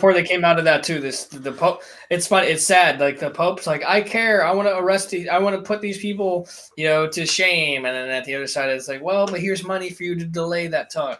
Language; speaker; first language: English; native; English